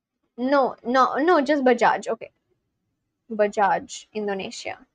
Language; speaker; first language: Spanish; non-native, learner; Bangla